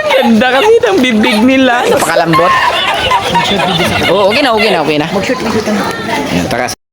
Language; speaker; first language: Filipino; non-native, local second language; Cebuano